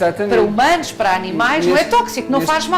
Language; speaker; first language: Portuguese; native; Portuguese